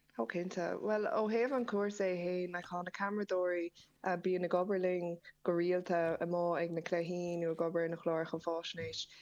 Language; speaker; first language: Irish; native; Irish